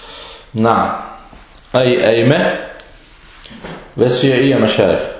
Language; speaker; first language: Danish; early bilingual, other home language; Arabic